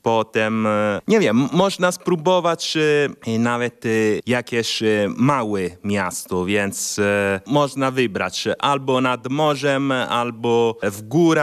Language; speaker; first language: Polish; non-native, fluent; Italian